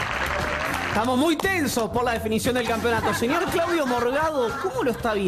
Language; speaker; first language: Spanish; native; Spanish